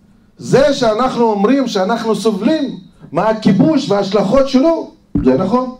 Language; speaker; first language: Hebrew; non-native, fluent; Arabic